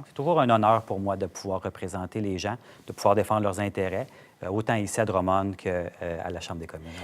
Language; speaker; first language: French; native; French